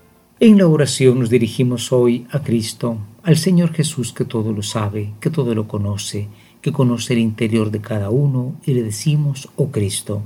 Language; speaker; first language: Spanish; native; Spanish